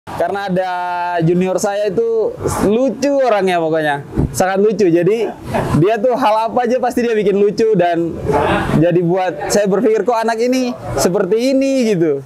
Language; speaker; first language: Indonesian; native; Indonesian